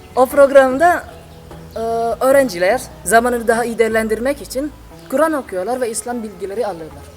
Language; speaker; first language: Turkish; non-native, fluent; Indonesian